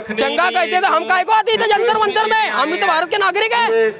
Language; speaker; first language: Hindi; non-native, local second language; Marathi